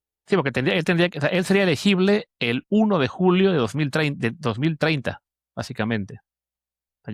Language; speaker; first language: Spanish; native; Spanish